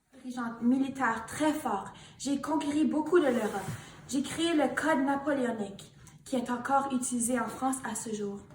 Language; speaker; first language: French; non-native, learner; English